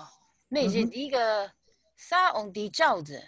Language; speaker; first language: French; non-native, learner; Chinese